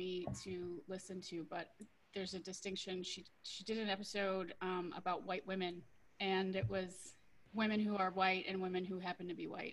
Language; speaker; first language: English; native; English